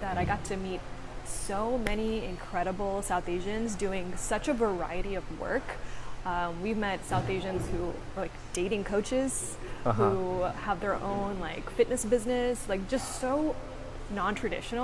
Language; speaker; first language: English; native; English